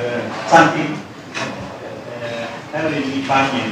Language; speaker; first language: Chinese; non-native, learner; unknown